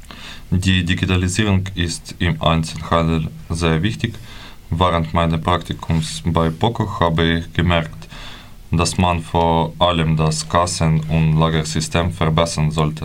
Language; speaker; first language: German; non-native, learner; Ukrainian